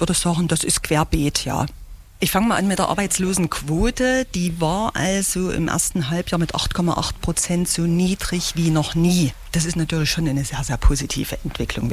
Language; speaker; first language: German; native; German